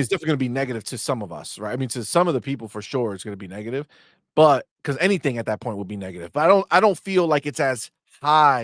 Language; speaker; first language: English; native; English